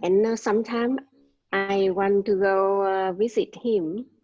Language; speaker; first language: English; non-native, learner; Vietnamese